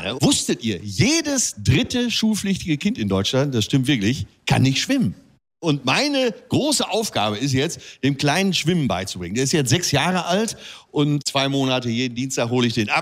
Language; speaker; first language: German; native; German